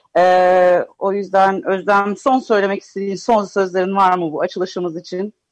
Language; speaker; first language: Turkish; early bilingual, heritage; Turkish